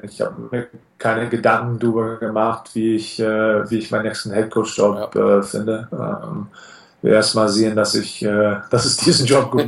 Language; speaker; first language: German; non-native, fluent; English